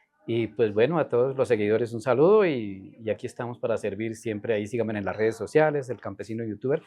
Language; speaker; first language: Spanish; native; Spanish